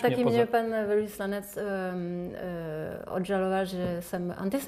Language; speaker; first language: Czech; non-native, fluent; French